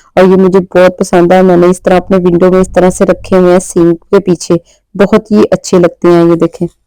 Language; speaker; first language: Urdu; non-native, local second language; Punjabi